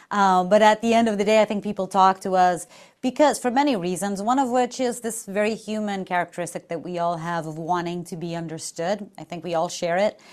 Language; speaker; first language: English; non-native, fluent; Portuguese